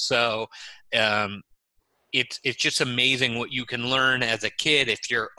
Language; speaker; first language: English; native; English